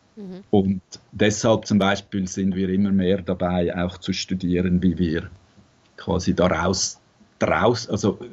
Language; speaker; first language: German; native; German